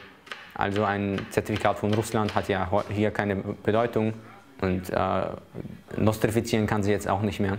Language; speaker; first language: German; early bilingual, other home language; Chechen